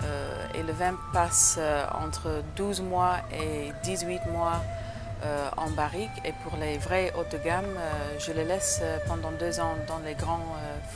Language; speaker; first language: French; early bilingual, other home language; English